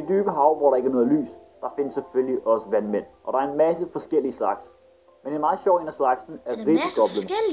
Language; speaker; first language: Danish; native; Danish